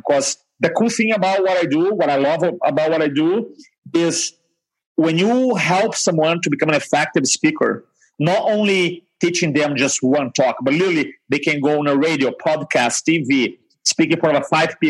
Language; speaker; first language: English; non-native, fluent; Portuguese